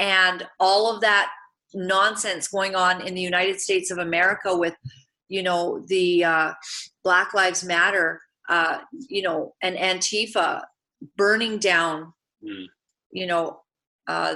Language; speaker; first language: English; native; English